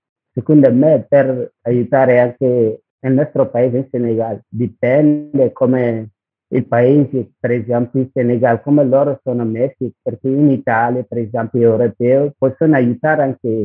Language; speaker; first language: Italian; non-native, learner; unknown